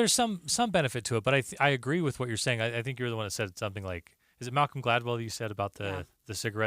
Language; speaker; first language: English; native; English